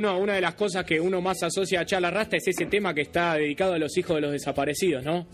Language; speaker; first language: Spanish; native; Spanish